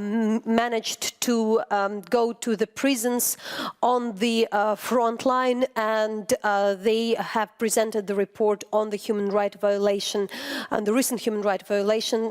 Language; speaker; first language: English; non-native, fluent; Ukrainian